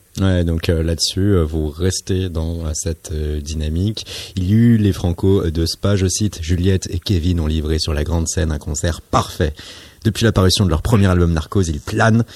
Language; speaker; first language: French; native; French